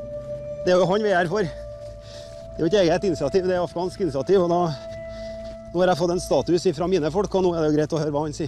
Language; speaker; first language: Norwegian; native; Norwegian